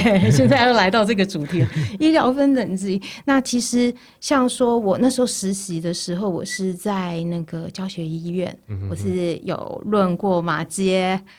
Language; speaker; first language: Chinese; early bilingual, other home language; Portuguese